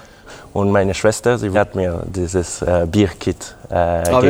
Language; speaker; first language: German; non-native, local second language; French